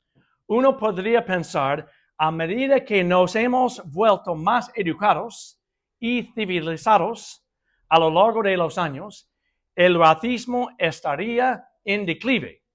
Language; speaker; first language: Spanish; non-native, fluent; English